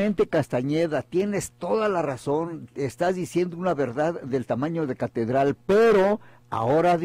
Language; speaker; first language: Spanish; native; Spanish